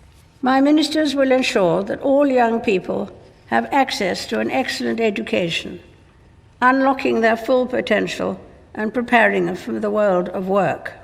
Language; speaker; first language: English; native; English